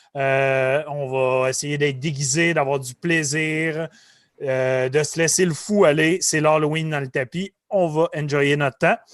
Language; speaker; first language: French; native; French